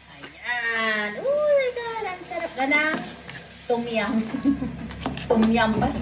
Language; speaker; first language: Filipino; non-native, local second language; Bikol